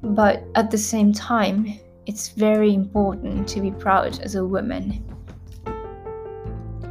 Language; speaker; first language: English; non-native, fluent; Japanese